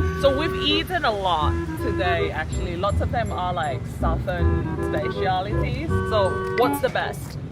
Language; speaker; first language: English; non-native, fluent; Thai